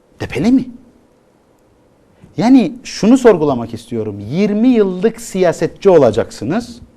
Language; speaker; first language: Turkish; native; Turkish